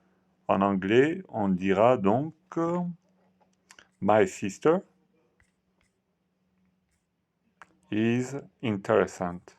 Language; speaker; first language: French; non-native, fluent; Italian